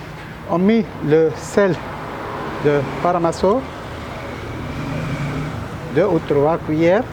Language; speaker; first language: French; non-native, learner; Arabic